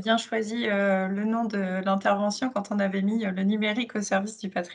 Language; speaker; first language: French; native; French